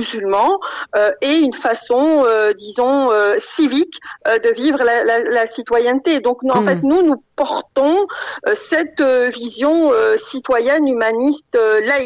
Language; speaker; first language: French; non-native, local second language; Arabic